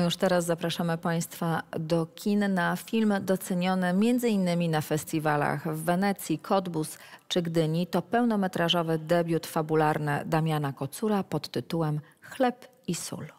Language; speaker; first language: Polish; native; Polish